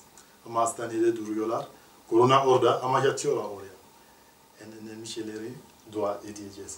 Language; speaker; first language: Turkish; non-native, learner; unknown